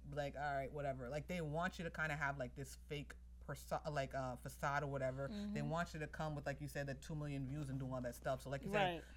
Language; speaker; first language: English; native; English